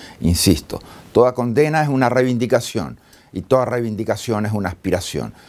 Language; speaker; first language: Spanish; native; Spanish